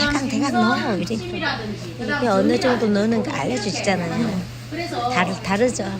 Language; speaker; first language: Korean; non-native, fluent; Vietnamese